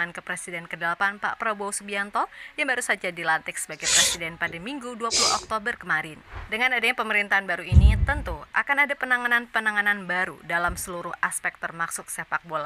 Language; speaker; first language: Indonesian; native; Indonesian